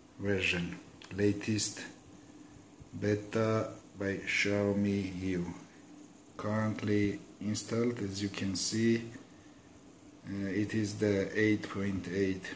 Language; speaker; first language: English; non-native, fluent; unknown